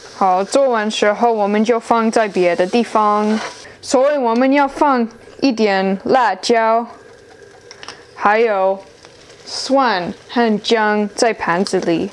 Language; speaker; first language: Chinese; non-native, learner; English